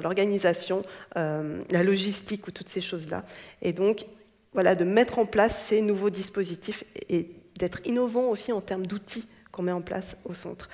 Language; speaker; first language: French; native; French